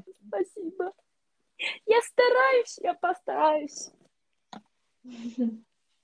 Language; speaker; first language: Russian; non-native, learner; Korean